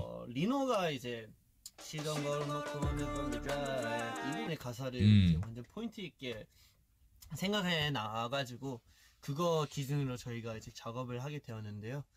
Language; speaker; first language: Korean; early bilingual, heritage; Korean